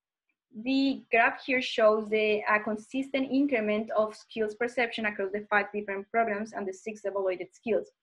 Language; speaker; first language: English; non-native, fluent; Spanish